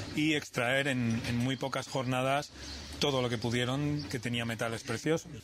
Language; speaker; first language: Spanish; native; Spanish